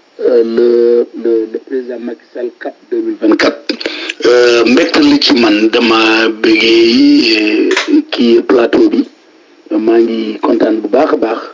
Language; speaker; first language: Wolof; non-native, local second language; Fula